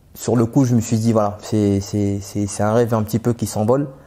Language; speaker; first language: French; native; French